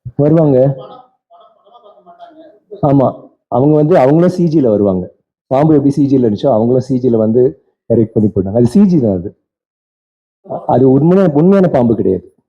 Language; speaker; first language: Tamil; native; Tamil